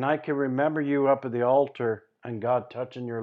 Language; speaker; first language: English; native; English